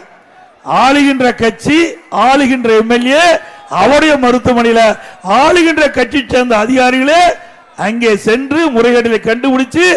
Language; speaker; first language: Tamil; native; Tamil